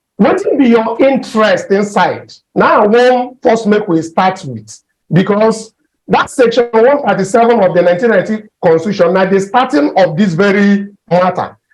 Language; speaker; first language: Nigerian Pidgin; native; Nigerian Pidgin